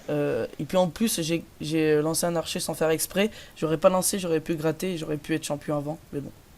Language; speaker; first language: French; native; French